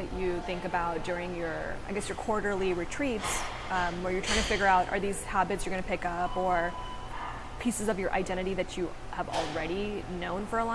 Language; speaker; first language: English; native; English